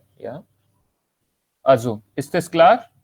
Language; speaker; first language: German; non-native, learner; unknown